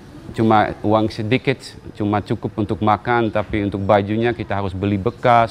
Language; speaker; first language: Indonesian; non-native, fluent; Dutch